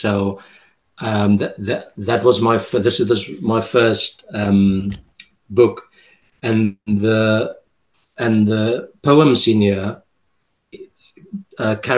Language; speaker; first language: English; non-native, local second language; Afrikaans